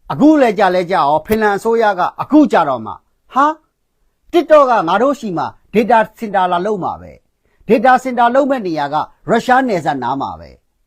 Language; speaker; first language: Burmese; non-native, local second language; Kachin